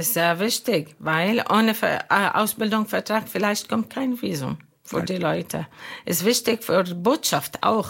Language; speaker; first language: German; non-native, learner; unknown